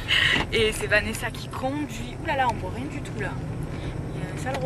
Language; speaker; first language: French; native; French